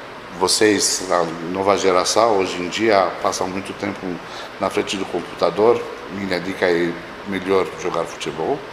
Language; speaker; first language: Portuguese; non-native, fluent; Romanian